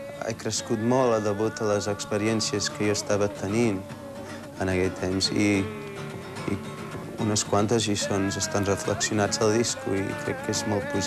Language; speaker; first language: Catalan; early bilingual, heritage; Catalan